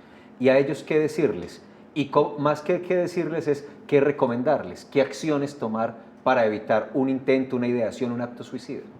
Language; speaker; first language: Spanish; native; Spanish